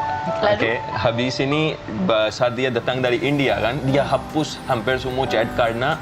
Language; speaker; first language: Indonesian; non-native, fluent; Hindi